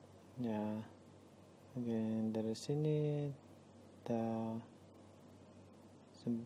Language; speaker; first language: Indonesian; non-native, learner; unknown